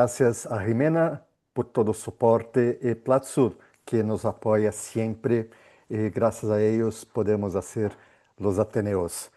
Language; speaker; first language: Spanish; non-native, fluent; Portuguese